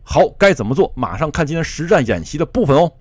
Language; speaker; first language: Chinese; native; Chinese